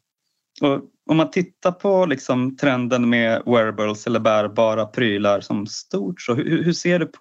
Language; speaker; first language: Swedish; native; Swedish